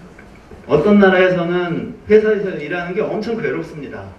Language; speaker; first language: Korean; native; Korean